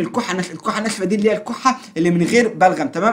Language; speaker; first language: Arabic; native; Arabic